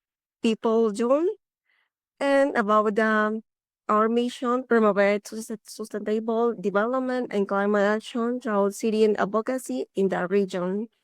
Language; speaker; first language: English; non-native, learner; Spanish